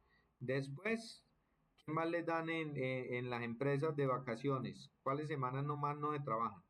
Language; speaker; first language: Spanish; native; Spanish